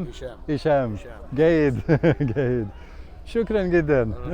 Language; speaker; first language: Arabic; non-native, learner; Latvian